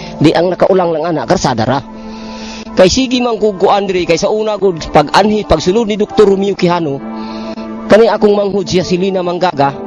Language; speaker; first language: Cebuano; non-native, local second language; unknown